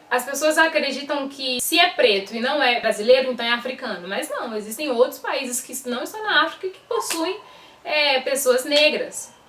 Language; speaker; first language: Portuguese; native; Portuguese